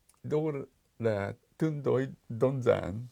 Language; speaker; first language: Vietnamese; non-native, fluent; Japanese